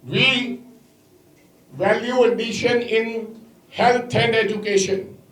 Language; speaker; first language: English; non-native, local second language; Punjabi